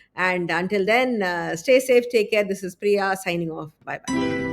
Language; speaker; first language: English; non-native, local second language; Tamil